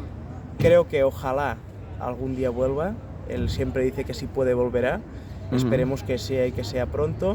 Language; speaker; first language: Spanish; non-native, local second language; Catalan